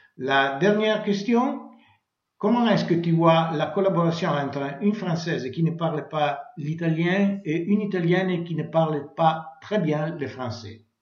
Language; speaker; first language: French; non-native, learner; Italian